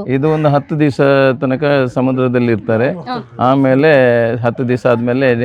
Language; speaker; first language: Kannada; native; Kannada